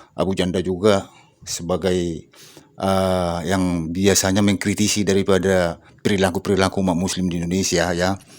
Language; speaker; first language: Indonesian; native; Indonesian